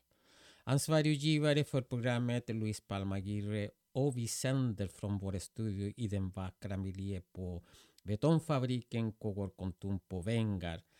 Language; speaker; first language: Swedish; non-native, fluent; Spanish